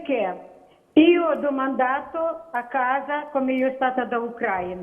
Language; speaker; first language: Italian; non-native, learner; Ukrainian